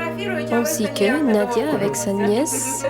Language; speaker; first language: French; native; French